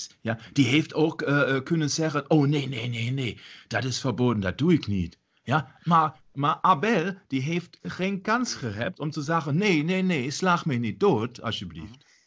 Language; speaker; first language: Dutch; non-native, learner; German